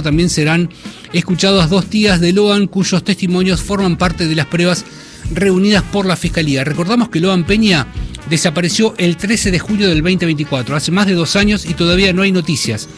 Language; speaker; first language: Spanish; native; Spanish